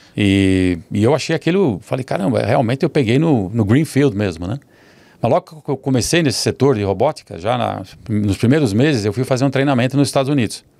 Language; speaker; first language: Portuguese; early bilingual, other home language; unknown